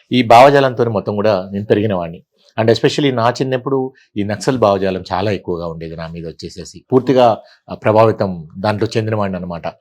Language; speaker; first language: Telugu; native; Telugu